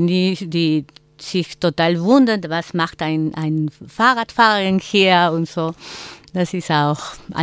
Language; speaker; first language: German; non-native, fluent; Spanish